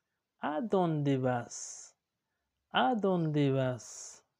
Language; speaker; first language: Spanish; non-native, learner; Haitian Creole